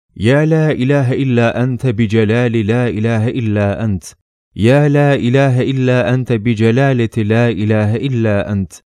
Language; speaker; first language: Arabic; non-native, fluent; Turkish